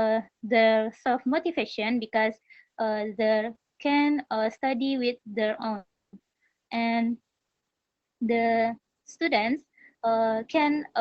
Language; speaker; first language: English; non-native, learner; Indonesian